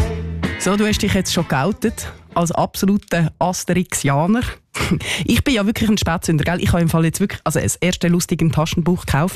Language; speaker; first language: German; native; German